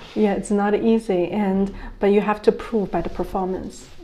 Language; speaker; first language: English; non-native, fluent; Chinese